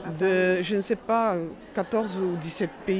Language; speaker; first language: French; non-native, fluent; Dutch